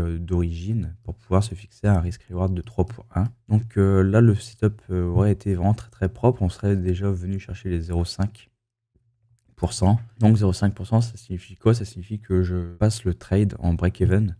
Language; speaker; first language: French; native; French